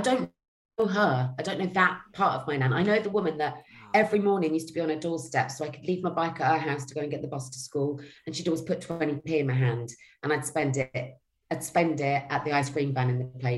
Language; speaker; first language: English; native; English